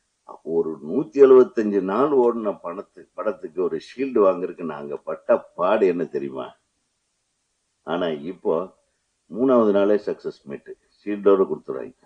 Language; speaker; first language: Tamil; native; Tamil